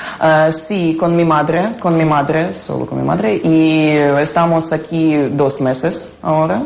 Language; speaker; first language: Spanish; non-native, learner; Ukrainian